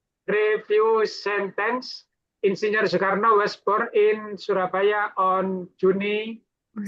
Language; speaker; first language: English; non-native, learner; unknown